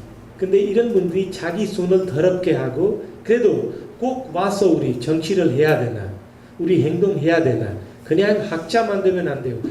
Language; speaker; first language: Korean; non-native, learner; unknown